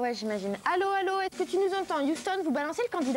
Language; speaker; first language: French; native; French